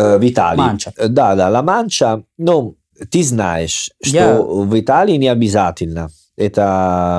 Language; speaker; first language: Russian; non-native, learner; Italian